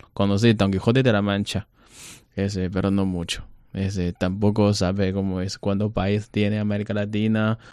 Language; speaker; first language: Spanish; non-native, learner; Chinese